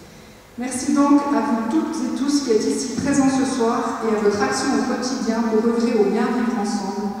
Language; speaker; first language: French; native; French